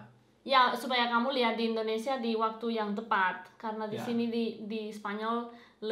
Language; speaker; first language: Indonesian; non-native, fluent; Spanish